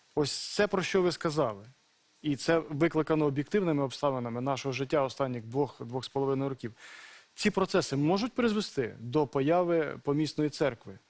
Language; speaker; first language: Ukrainian; native; Ukrainian